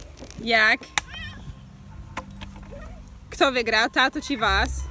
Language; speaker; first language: Polish; non-native, learner; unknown